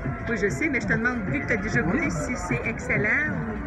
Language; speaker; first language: French; native; French